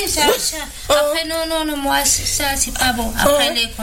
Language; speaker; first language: French; non-native, learner; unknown